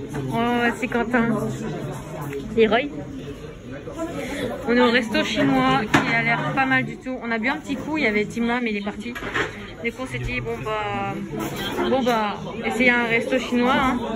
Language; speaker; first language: French; native; French